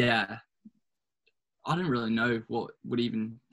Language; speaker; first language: English; native; English